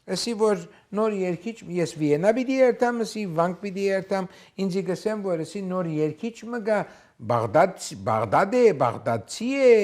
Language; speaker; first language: Armenian; early bilingual, heritage; Armenian